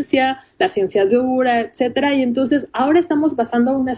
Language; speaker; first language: Spanish; native; Spanish